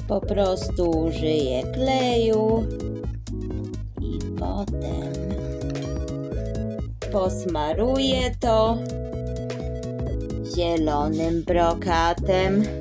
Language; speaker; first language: Polish; early bilingual, heritage; Polish